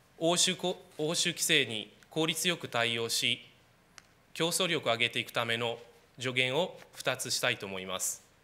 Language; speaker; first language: Japanese; non-native, fluent; Romanian